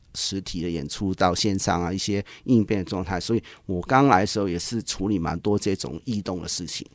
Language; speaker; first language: Chinese; non-native, local second language; Cantonese